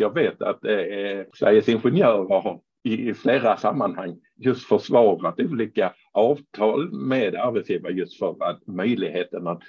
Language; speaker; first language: Swedish; non-native, fluent; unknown